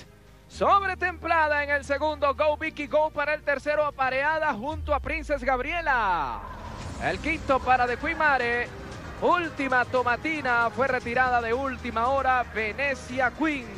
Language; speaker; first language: Spanish; native; Spanish